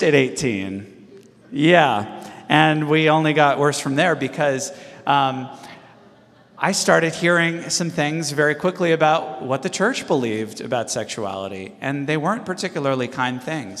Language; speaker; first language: English; native; English